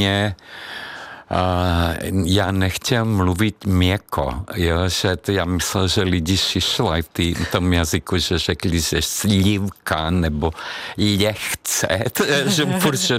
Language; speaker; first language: Czech; non-native, fluent; Hungarian